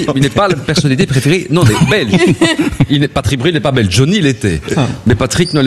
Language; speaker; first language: French; native; French